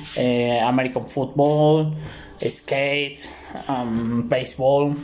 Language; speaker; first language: English; non-native, learner; Spanish